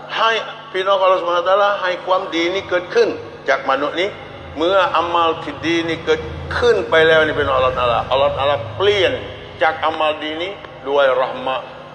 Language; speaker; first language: Thai; non-native, local second language; Malay